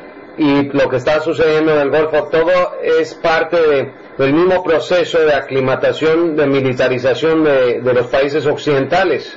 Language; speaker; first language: Spanish; native; Spanish